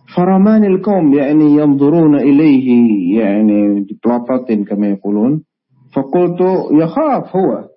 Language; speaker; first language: Arabic; non-native, fluent; Indonesian